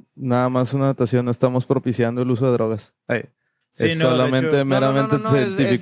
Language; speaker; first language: Spanish; native; Spanish